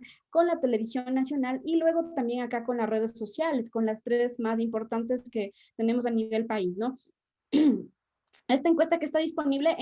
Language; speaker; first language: Spanish; native; Spanish